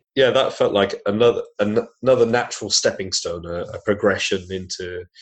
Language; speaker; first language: English; native; English